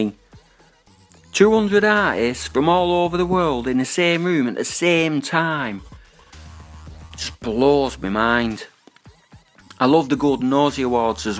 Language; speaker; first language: English; native; English